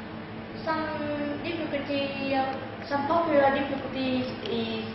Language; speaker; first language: English; non-native, learner; Vietnamese